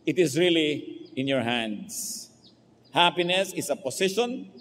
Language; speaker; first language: English; non-native, local second language; Filipino